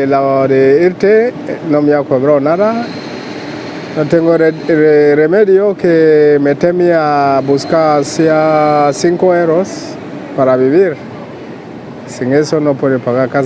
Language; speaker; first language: Spanish; non-native, fluent; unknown